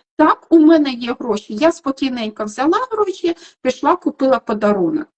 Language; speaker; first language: Ukrainian; non-native, local second language; Russian